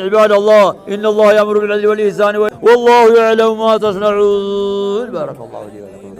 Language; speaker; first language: Arabic; non-native, fluent; Oromo